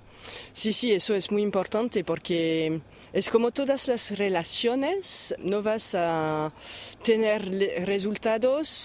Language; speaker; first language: Spanish; non-native, fluent; French